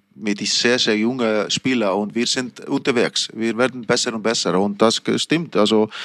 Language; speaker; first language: German; non-native, fluent; Icelandic